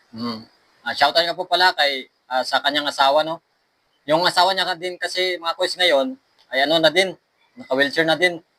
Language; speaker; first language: Filipino; non-native, local second language; Aklanon